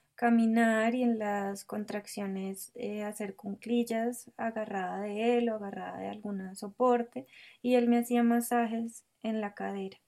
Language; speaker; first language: Spanish; native; Spanish